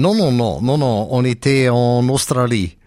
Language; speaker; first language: French; non-native, local second language; Dutch